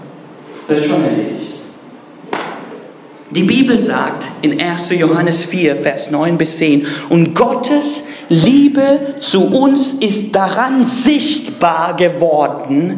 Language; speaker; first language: German; non-native, fluent; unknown